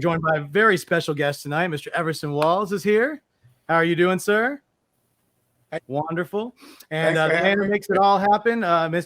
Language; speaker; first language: English; native; English